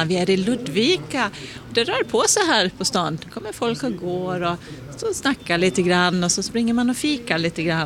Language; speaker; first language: Swedish; native; Swedish